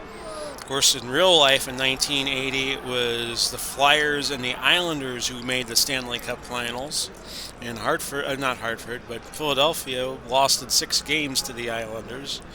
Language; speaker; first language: English; native; English